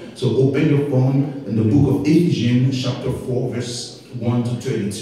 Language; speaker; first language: English; non-native, fluent; Haitian Creole